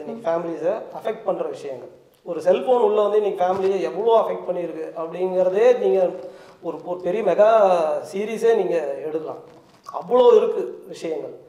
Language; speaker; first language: Tamil; native; Tamil